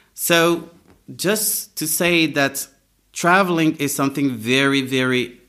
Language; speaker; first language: English; non-native, fluent; French